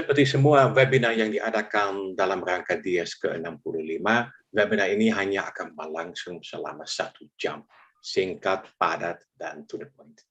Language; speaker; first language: Indonesian; non-native, fluent; English